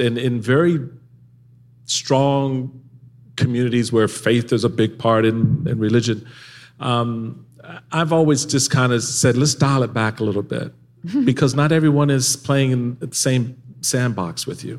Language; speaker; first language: English; native; English